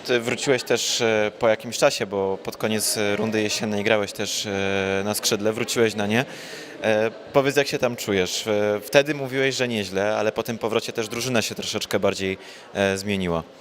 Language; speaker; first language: Polish; native; Polish